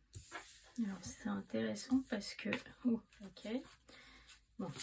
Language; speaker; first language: French; native; French